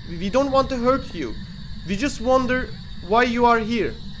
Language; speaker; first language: English; non-native, learner; Turkish